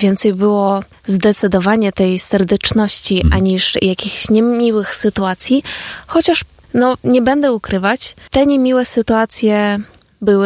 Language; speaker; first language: Polish; non-native, fluent; Ukrainian